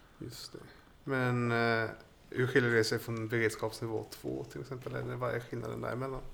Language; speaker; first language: Swedish; native; Swedish